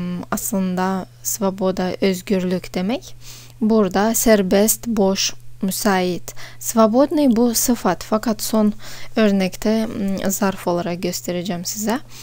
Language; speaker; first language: Turkish; non-native, fluent; Russian